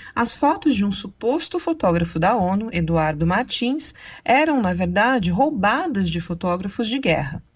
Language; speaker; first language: Portuguese; native; Portuguese